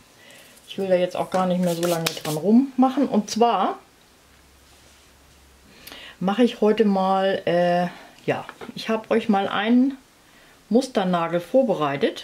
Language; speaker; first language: German; native; German